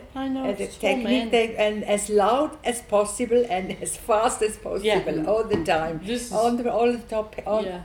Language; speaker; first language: English; non-native, learner; Swiss German